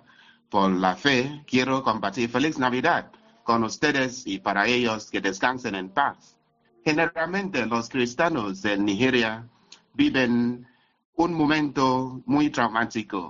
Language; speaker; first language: Spanish; non-native, fluent; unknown